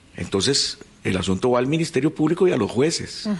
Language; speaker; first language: Spanish; native; Spanish